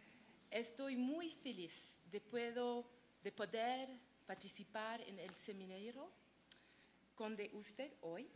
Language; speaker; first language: Spanish; non-native, learner; French